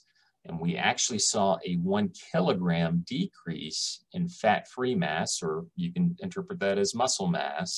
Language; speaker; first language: English; native; English